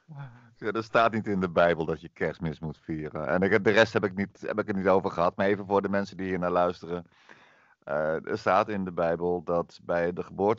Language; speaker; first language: Dutch; native; Dutch